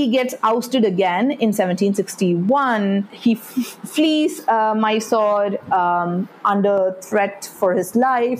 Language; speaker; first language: English; non-native, local second language; Malayalam